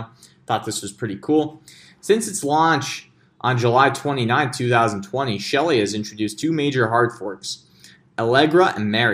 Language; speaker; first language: English; native; English